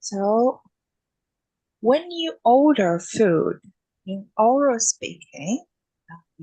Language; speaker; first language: English; non-native, fluent; Chinese